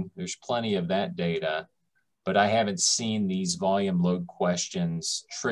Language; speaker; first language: English; native; English